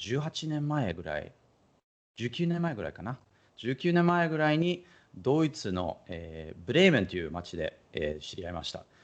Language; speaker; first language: Japanese; non-native, fluent; German